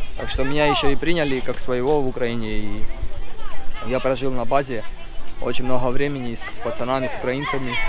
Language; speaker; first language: Russian; early bilingual, other home language; Georgian